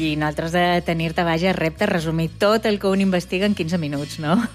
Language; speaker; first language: Catalan; native; Catalan